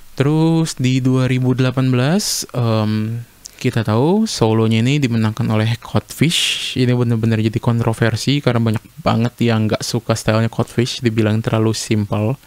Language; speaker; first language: Indonesian; native; Indonesian